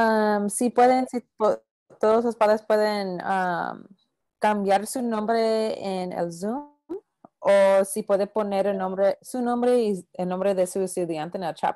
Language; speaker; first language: Spanish; non-native, local second language; English